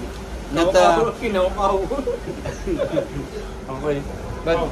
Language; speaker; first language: English; non-native, learner; Filipino